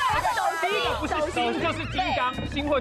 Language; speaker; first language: Chinese; native; Chinese